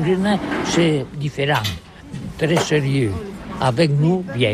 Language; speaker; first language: French; non-native, learner; Catalan